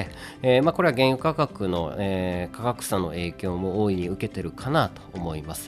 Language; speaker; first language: Japanese; native; Japanese